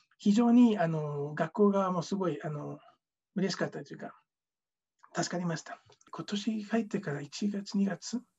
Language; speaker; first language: Japanese; non-native, fluent; Spanish